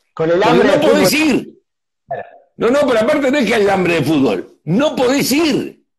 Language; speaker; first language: Spanish; native; Spanish